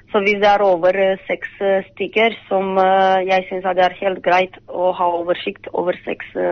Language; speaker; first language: Norwegian; non-native, fluent; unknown